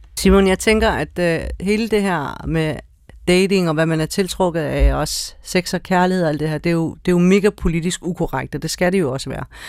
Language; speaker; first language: Danish; early bilingual, other home language; Persian